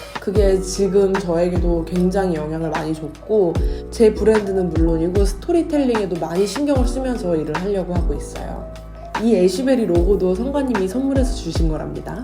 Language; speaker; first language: Korean; native; Korean